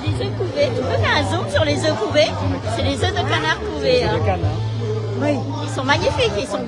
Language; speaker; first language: French; early bilingual, other home language; Vietnamese